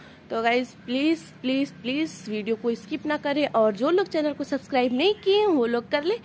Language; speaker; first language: Hindi; native; Hindi